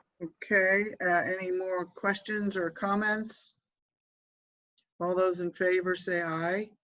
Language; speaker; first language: English; native; English